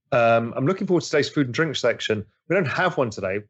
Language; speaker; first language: English; native; English